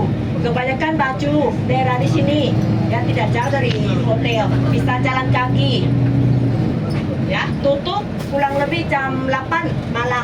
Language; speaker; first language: Indonesian; non-native, learner; Thai